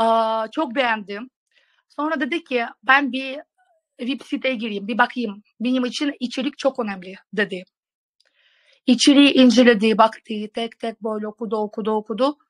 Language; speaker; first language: Turkish; non-native, fluent; Russian